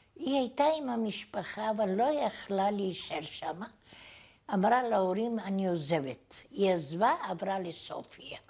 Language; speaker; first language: Hebrew; non-native, fluent; Bulgarian